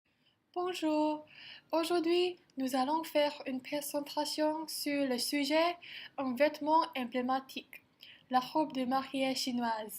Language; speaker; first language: French; non-native, learner; Chinese